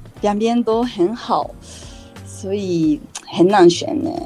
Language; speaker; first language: Chinese; non-native, fluent; Japanese